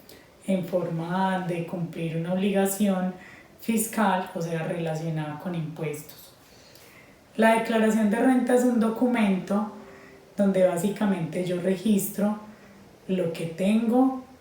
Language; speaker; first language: Spanish; native; Spanish